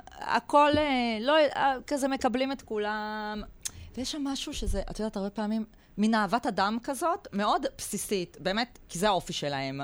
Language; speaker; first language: Hebrew; native; Hebrew